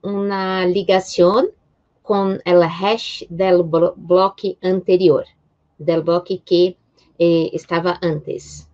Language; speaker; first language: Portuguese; non-native, fluent; Spanish